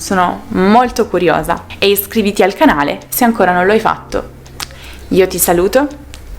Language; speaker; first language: Italian; native; Italian